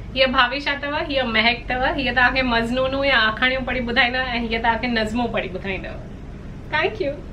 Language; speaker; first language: Sindhi; early bilingual, heritage; Sindhi